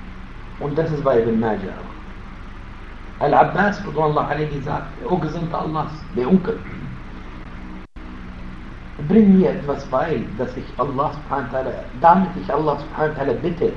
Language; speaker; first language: German; non-native, fluent; Arabic